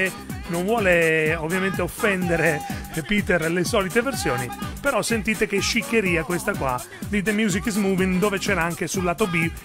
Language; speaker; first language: Italian; native; Italian